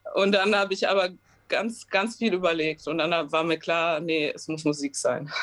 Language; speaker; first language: German; early bilingual, other home language; Romanian